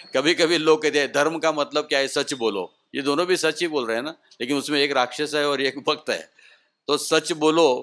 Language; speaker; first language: Hindi; non-native, local second language; Marathi